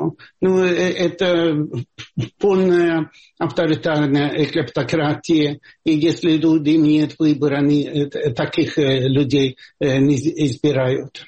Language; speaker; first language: Russian; non-native, fluent; Swedish